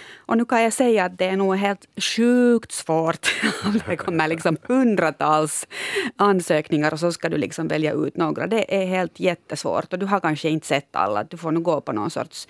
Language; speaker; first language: Swedish; native; Swedish